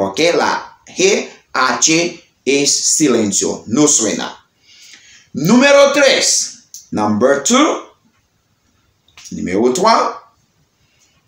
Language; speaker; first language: Spanish; non-native, learner; Haitian Creole